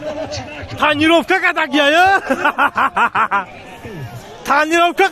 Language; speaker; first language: Russian; non-native, learner; Tajik